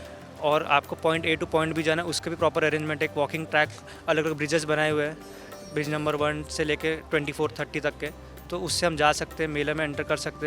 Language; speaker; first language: Hindi; native; Hindi